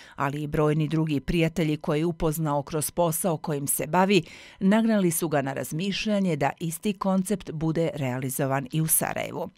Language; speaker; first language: Serbian; native; Serbian